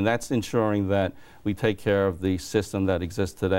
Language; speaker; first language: English; native; English